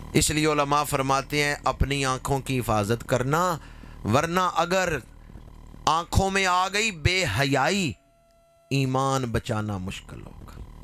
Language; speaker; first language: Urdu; non-native, local second language; Punjabi